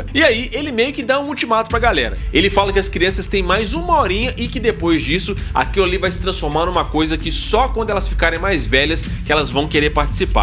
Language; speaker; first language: Portuguese; native; Portuguese